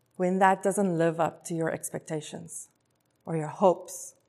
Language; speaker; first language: English; non-native, local second language; Afrikaans